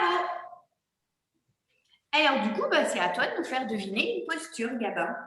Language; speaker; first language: French; native; French